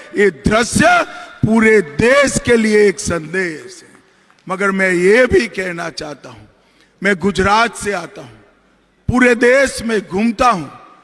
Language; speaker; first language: Hindi; non-native, local second language; Gujarati